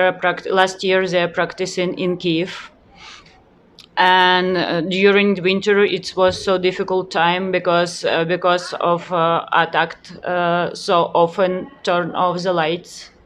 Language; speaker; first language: English; non-native, learner; Ukrainian